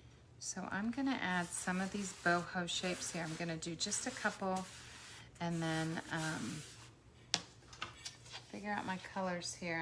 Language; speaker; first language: English; native; English